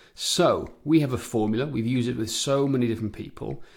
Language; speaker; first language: English; native; English